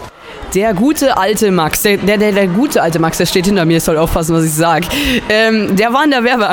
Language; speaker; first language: German; native; German